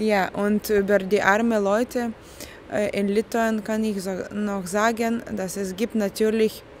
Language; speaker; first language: German; non-native, fluent; Lithuanian